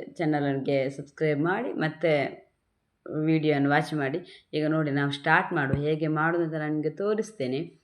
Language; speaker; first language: Kannada; non-native, local second language; Tulu